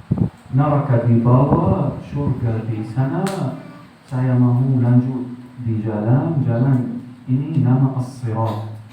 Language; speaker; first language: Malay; non-native, learner; Arabic